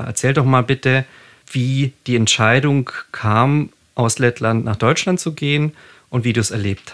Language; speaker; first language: German; native; German